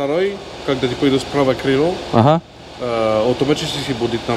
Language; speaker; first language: Russian; non-native, learner; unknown